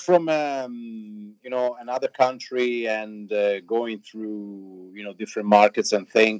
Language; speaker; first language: English; non-native, fluent; Italian